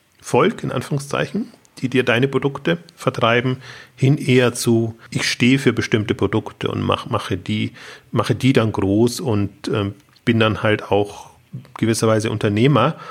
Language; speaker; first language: German; native; German